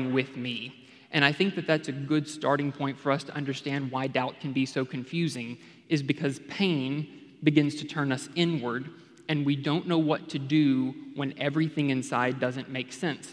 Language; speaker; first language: English; native; English